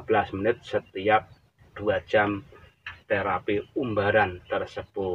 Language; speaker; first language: Indonesian; native; Indonesian